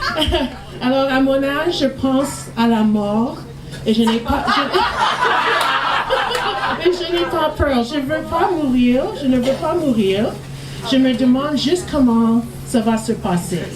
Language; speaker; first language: French; non-native, learner; English